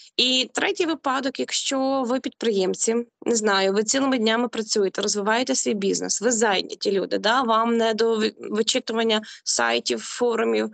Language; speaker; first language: Ukrainian; native; Ukrainian